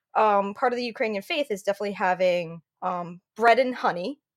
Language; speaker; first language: English; native; English